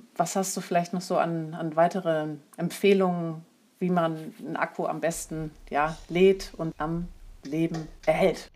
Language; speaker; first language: German; native; German